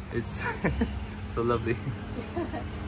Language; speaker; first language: English; non-native, learner; Chinese